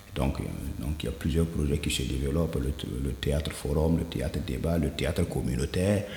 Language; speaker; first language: French; non-native, local second language; Mossi